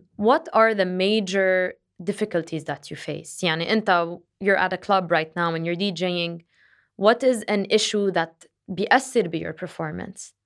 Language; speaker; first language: English; non-native, local second language; Arabic